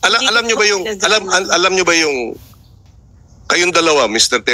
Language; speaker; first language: Filipino; native; Filipino